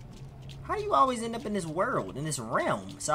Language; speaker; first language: English; native; English